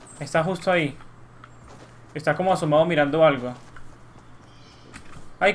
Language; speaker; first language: Spanish; native; Spanish